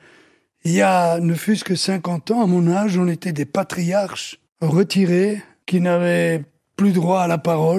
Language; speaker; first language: French; early bilingual, other home language; Italian